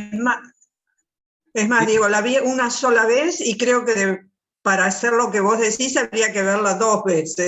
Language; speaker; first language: Spanish; native; Spanish